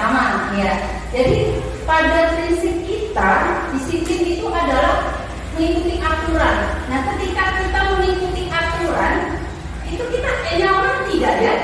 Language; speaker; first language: Indonesian; native; Indonesian